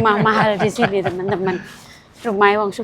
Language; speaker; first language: Indonesian; native; Indonesian